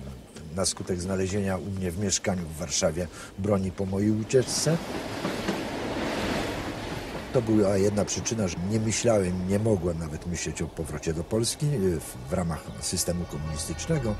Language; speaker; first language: Polish; native; Polish